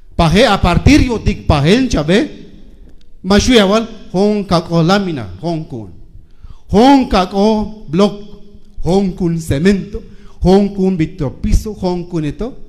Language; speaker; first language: Spanish; non-native, local second language; Tzeltal